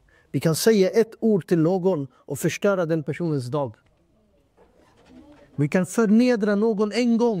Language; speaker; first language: Swedish; non-native, fluent; Urdu